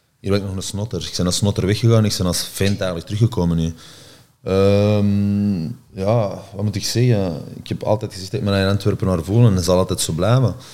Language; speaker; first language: Dutch; native; Dutch